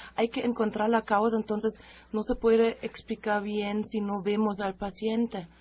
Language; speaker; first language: Spanish; non-native, fluent; German